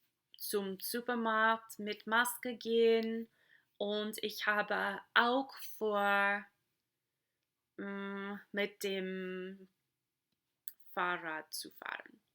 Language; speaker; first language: German; non-native, fluent; English